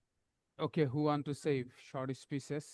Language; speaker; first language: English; non-native, fluent; Bangla